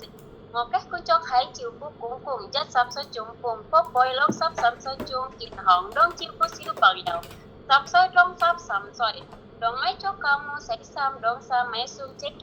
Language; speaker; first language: Cantonese; non-native, learner; Indonesian